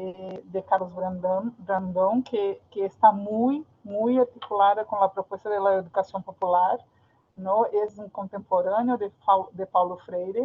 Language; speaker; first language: Spanish; non-native, fluent; Portuguese